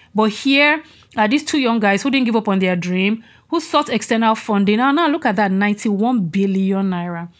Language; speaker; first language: English; non-native, local second language; Yoruba